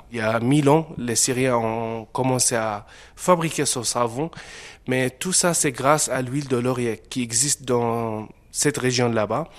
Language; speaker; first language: French; non-native, fluent; Arabic